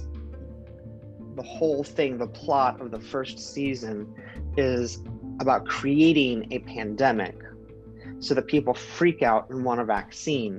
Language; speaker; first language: English; native; English